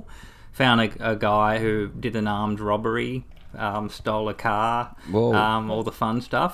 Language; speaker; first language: English; native; English